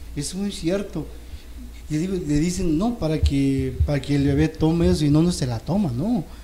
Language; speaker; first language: Spanish; non-native, local second language; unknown